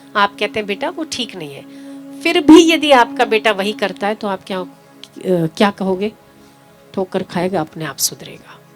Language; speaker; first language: Hindi; native; Hindi